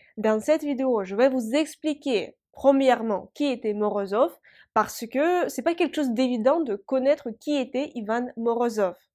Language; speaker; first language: French; non-native, fluent; Russian